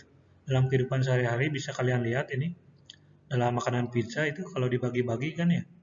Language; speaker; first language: Indonesian; native; Indonesian